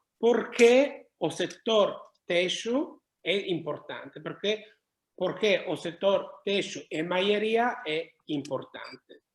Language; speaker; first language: Portuguese; non-native, learner; Italian